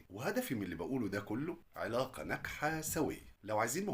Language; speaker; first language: Arabic; native; Arabic